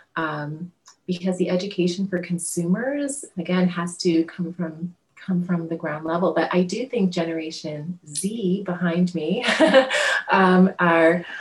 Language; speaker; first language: English; native; English